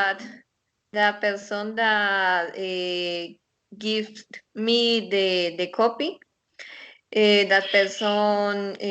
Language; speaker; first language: English; non-native, learner; Spanish